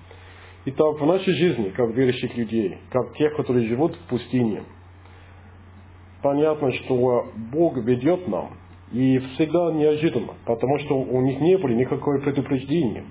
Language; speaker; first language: Russian; non-native, fluent; English